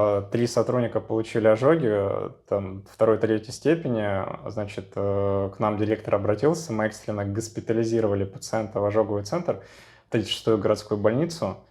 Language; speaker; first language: Russian; native; Russian